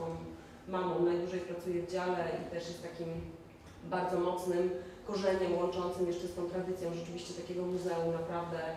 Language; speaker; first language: Polish; native; Polish